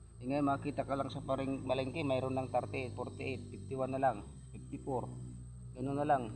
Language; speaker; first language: Filipino; non-native, local second language; Waray